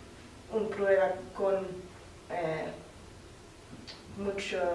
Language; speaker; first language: Spanish; non-native, fluent; English